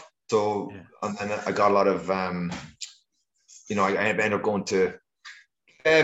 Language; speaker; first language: English; native; English